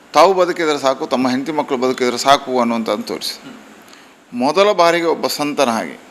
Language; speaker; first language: Kannada; non-native, local second language; Tulu